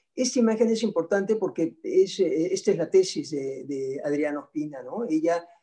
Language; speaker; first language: Spanish; native; Spanish